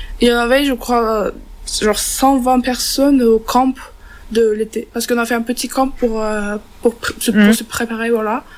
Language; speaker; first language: French; non-native, learner; Turkish